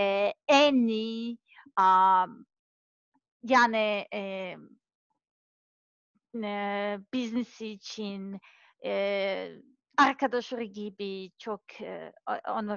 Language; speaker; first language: Turkish; non-native, learner; Serbian